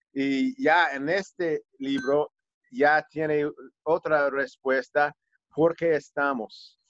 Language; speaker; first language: Spanish; non-native, learner; English